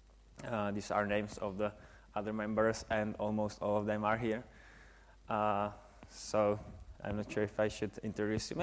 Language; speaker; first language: English; non-native, fluent; Czech